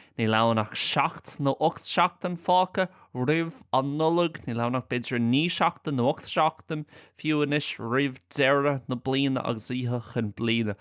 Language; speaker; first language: Irish; non-native, local second language; English